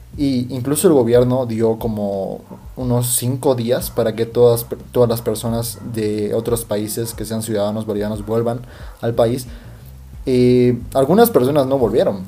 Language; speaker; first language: Spanish; native; Spanish